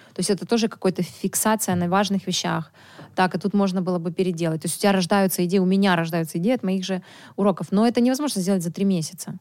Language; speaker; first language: Russian; native; Russian